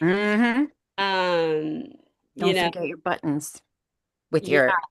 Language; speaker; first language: English; native; English